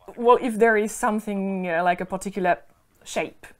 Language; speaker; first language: English; non-native, fluent; Finnish